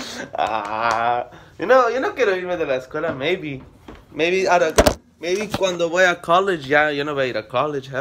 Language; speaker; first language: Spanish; early bilingual, heritage; Spanish